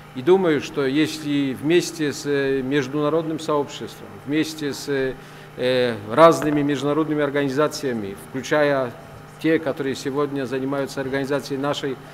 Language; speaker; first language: Russian; non-native, fluent; Polish